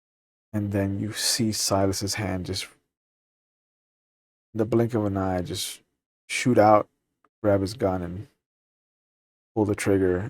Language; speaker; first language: English; native; English